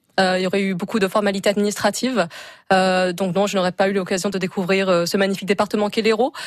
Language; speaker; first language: French; early bilingual, other home language; English